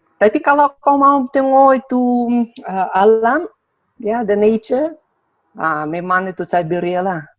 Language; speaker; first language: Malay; non-native, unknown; Russian